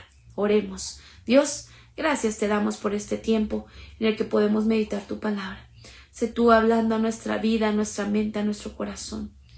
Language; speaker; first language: Spanish; native; Spanish